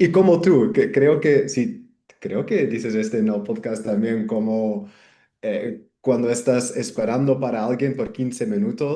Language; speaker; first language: Spanish; non-native, fluent; English